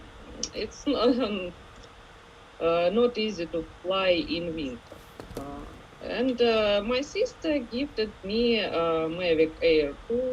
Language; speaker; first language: English; non-native, fluent; Ukrainian